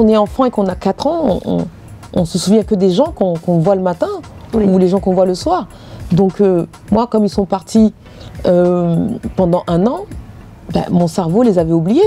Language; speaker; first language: French; native; French